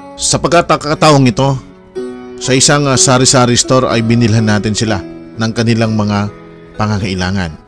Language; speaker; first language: Filipino; non-native, local second language; Waray